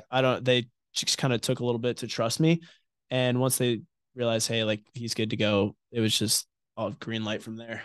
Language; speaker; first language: English; native; English